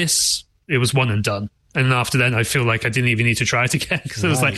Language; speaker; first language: English; native; English